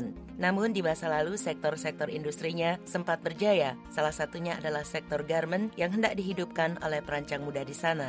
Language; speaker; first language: Indonesian; native; Indonesian